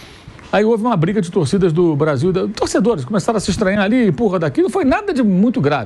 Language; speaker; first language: Portuguese; native; Portuguese